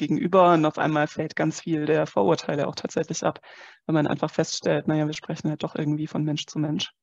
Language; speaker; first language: German; native; German